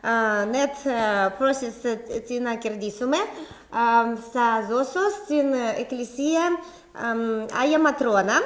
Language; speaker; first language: Greek; non-native, learner; Russian